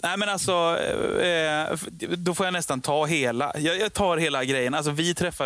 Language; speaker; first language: Swedish; native; Swedish